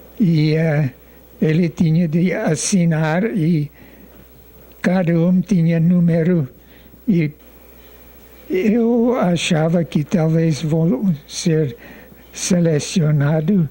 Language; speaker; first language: Portuguese; non-native, fluent; English